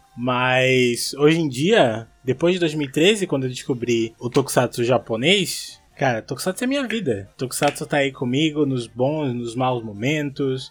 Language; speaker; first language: Portuguese; native; Portuguese